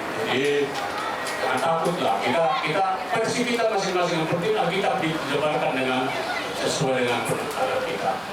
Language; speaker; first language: Indonesian; non-native, local second language; Batak Toba